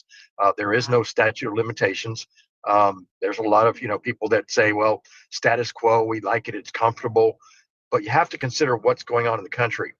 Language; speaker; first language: English; native; English